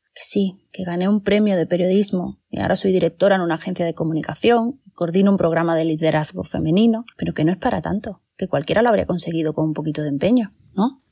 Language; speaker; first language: Spanish; native; Spanish